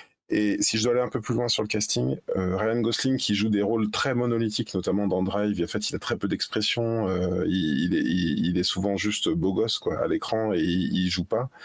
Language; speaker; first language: French; native; French